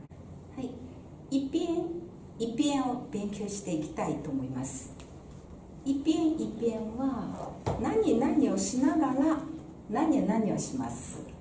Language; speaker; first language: Japanese; non-native, fluent; Chinese